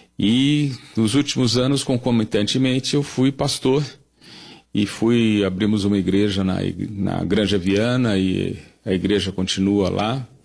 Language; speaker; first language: Portuguese; native; Portuguese